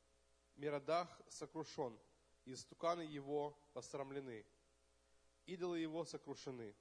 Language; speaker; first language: Russian; native; Russian